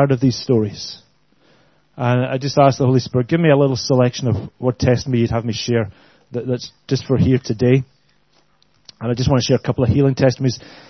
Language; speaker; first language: English; native; English